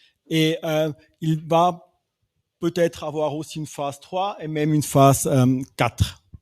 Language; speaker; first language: French; non-native, fluent; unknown